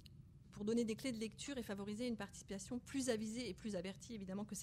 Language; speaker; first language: French; native; French